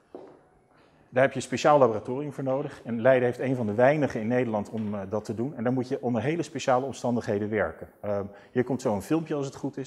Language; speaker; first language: Dutch; native; Dutch